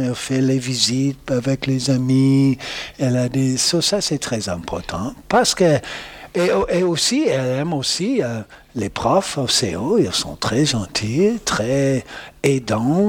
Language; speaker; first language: French; non-native, learner; English